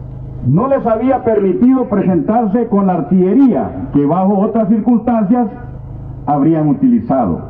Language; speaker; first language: Spanish; native; Spanish